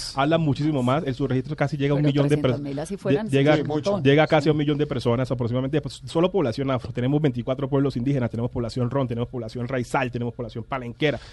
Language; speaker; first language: Spanish; native; Spanish